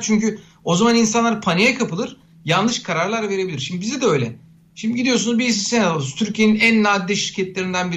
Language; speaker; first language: Turkish; native; Turkish